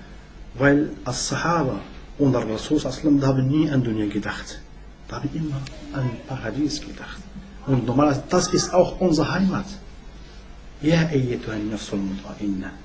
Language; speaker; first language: German; non-native, learner; Arabic